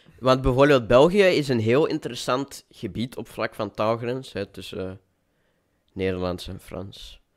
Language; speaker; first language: Dutch; native; Dutch